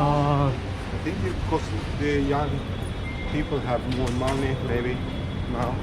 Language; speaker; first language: English; non-native, learner; Swedish